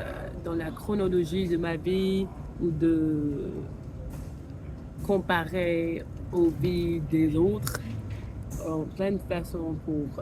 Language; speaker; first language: French; non-native, fluent; English